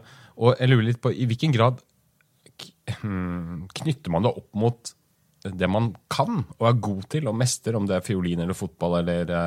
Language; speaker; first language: Norwegian; native; Norwegian